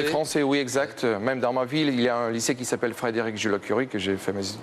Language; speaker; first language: French; non-native, fluent; Bulgarian